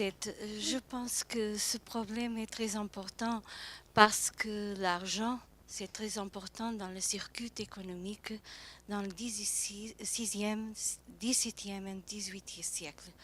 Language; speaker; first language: French; non-native, fluent; Portuguese